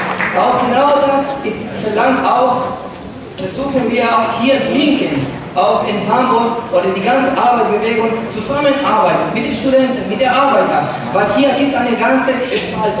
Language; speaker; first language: German; non-native, learner; Spanish